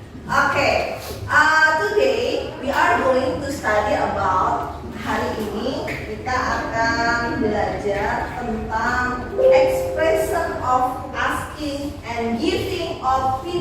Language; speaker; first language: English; non-native, fluent; Indonesian